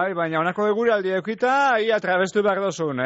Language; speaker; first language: Basque; native; Basque